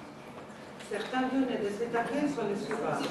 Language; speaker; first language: French; non-native, fluent; Spanish